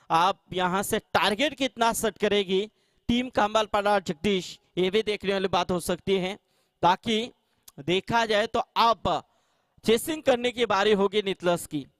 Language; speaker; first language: Hindi; non-native, local second language; Marathi